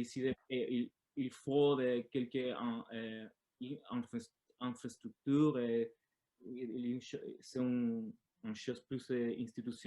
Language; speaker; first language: French; non-native, learner; Spanish